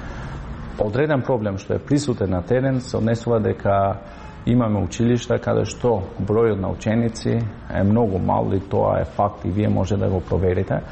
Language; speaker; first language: Macedonian; non-native, local second language; Albanian